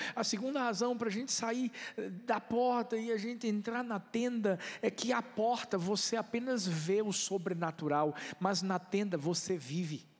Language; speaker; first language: Portuguese; native; Portuguese